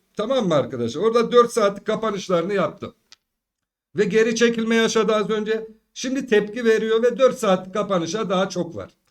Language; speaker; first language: Turkish; early bilingual, heritage; Turkish